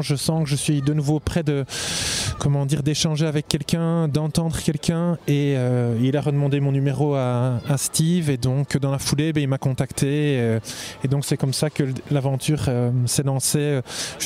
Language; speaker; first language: French; native; French